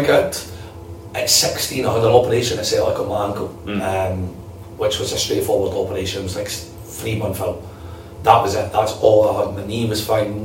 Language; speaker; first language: English; native; English